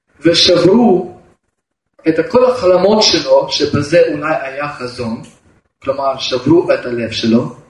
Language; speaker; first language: Hebrew; non-native, fluent; Russian